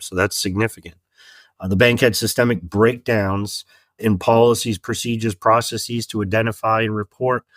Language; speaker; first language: English; native; English